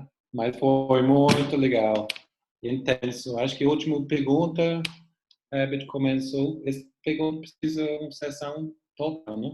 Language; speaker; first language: Portuguese; non-native, fluent; English